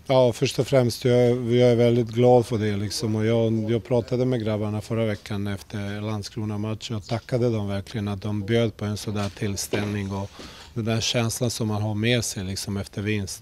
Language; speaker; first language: Swedish; non-native, fluent; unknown